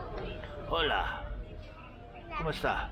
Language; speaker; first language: Spanish; non-native, learner; English